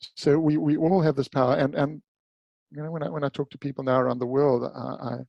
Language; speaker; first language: English; native; English